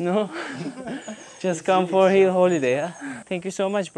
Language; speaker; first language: English; non-native, learner; Turkish